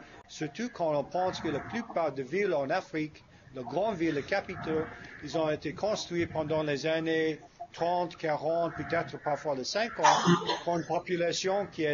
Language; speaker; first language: French; non-native, fluent; English